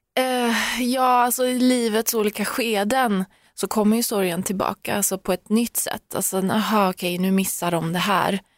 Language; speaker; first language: Swedish; early bilingual, other home language; Persian